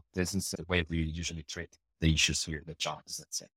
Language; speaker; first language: English; non-native, fluent; Portuguese